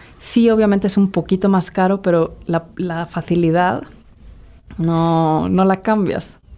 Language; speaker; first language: Spanish; early bilingual, other home language; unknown